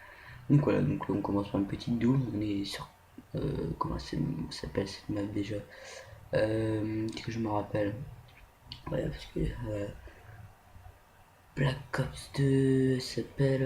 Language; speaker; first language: French; native; French